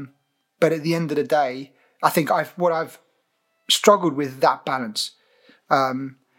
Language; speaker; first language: English; native; English